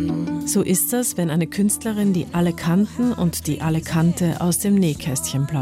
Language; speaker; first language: German; native; German